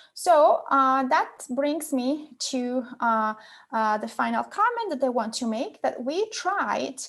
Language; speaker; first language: English; non-native, fluent; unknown